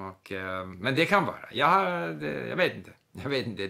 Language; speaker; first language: Swedish; early bilingual, other home language; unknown